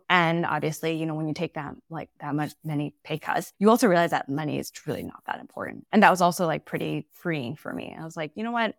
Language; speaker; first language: English; native; English